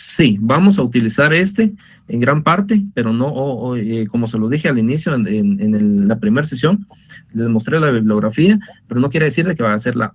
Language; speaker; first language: Spanish; native; Spanish